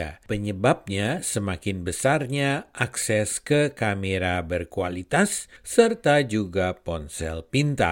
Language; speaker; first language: Indonesian; native; Indonesian